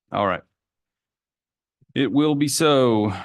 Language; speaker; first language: English; native; English